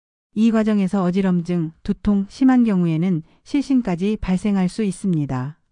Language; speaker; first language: Korean; native; Korean